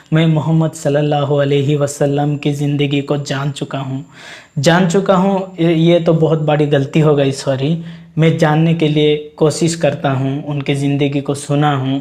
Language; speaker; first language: Hindi; non-native, local second language; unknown